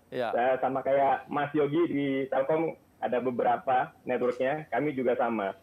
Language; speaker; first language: Indonesian; native; Indonesian